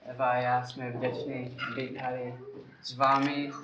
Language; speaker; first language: Czech; non-native, learner; English